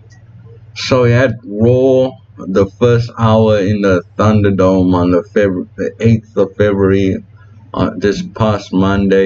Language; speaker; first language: English; native; English